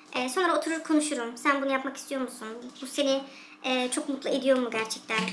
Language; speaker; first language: Turkish; early bilingual, heritage; Turkish